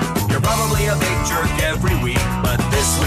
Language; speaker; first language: English; non-native, fluent; Spanish